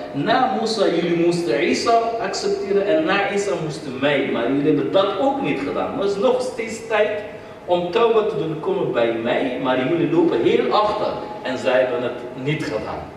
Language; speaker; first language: Dutch; non-native, fluent; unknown